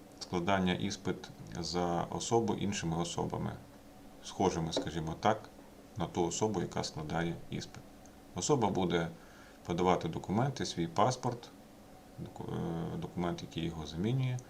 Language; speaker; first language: Ukrainian; native; Ukrainian